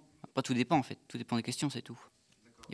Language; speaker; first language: French; native; French